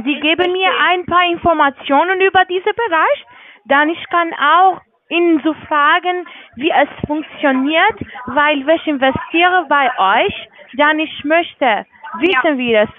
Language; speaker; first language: German; non-native, learner; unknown